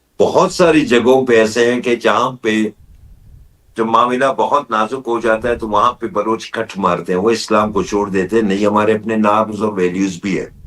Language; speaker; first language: Urdu; non-native, local second language; Baluchi